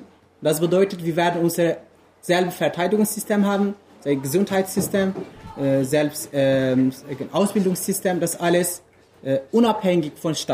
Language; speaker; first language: German; non-native, fluent; Kurdish